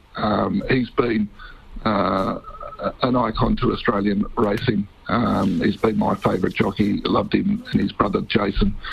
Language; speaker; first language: English; native; English